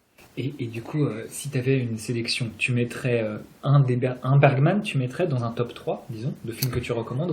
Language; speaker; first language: French; native; French